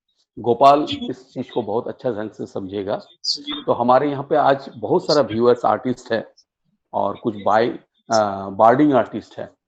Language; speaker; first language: Hindi; native; Hindi